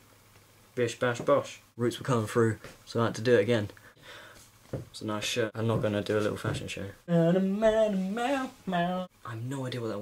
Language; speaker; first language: English; native; English